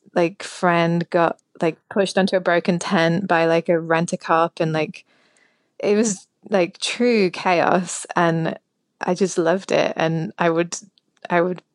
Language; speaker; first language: English; native; English